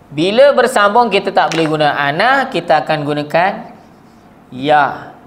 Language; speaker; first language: Malay; native; Malay